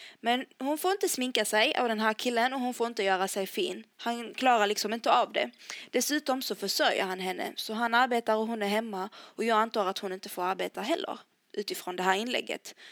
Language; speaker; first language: Swedish; early bilingual, other home language; Arabic